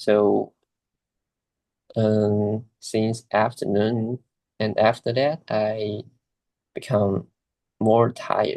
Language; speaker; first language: English; non-native, learner; Chinese